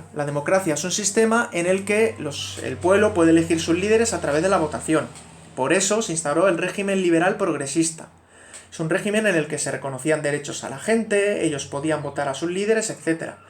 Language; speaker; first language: Spanish; native; Spanish